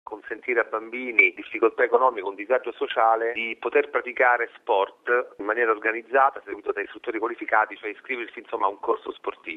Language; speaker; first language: Italian; native; Italian